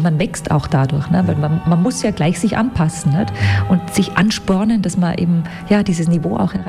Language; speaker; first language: German; native; German